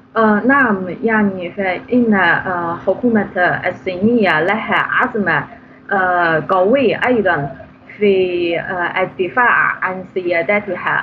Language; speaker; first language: Arabic; non-native, fluent; Chinese